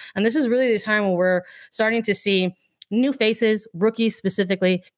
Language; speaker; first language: English; native; English